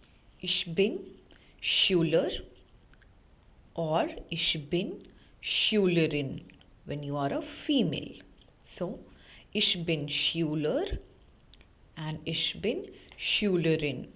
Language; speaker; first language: German; non-native, fluent; Hindi